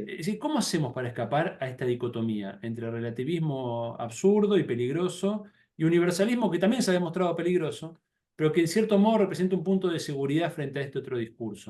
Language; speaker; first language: Spanish; native; Spanish